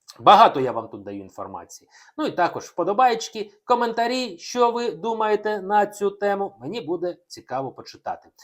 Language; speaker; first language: Ukrainian; non-native, local second language; Russian